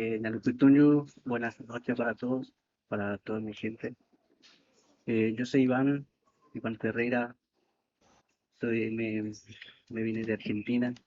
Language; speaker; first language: Spanish; non-native, local second language; Guarani